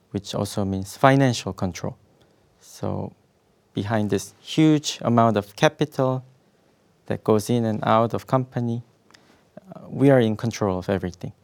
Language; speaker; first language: English; non-native, fluent; Korean